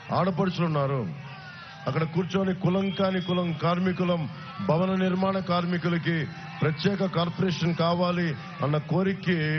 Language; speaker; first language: Telugu; native; Telugu